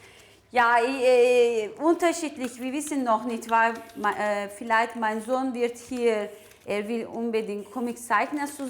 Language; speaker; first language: German; non-native, learner; Turkish